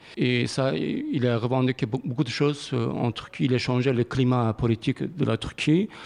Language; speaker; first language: French; non-native, learner; Kurdish